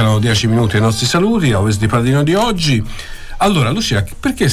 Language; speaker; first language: Italian; native; Italian